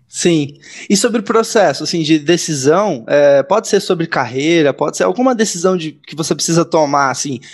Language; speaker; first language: Portuguese; native; Portuguese